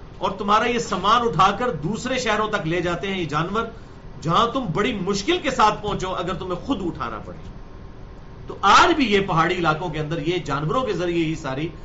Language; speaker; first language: Urdu; native; Urdu